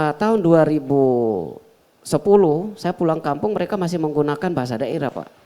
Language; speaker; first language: Indonesian; non-native, local second language; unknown